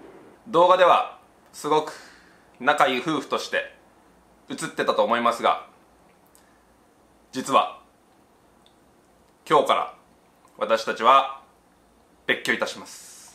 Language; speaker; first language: Japanese; native; Japanese